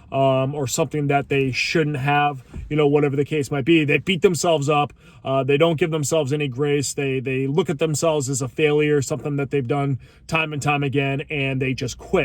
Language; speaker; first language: English; native; English